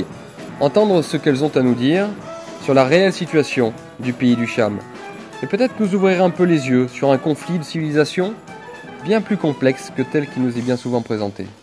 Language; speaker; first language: French; native; French